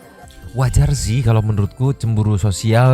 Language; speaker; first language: Indonesian; native; Indonesian